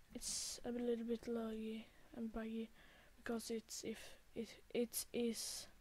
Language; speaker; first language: English; non-native, learner; Swedish